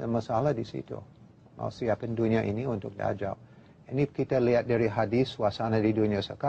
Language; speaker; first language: Indonesian; non-native, learner; English